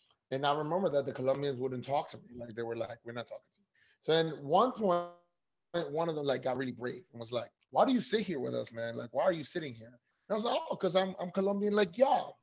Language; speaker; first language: English; early bilingual, other home language; Spanish